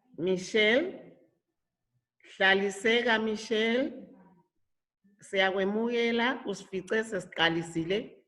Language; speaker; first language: Zulu; native; Zulu